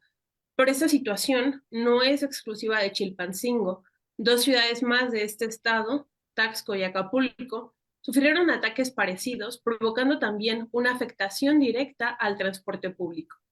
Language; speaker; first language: Spanish; native; Spanish